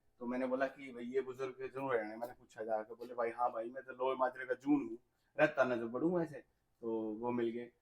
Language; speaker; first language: Hindi; native; Hindi